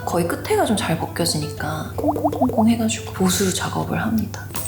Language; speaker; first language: Korean; native; Korean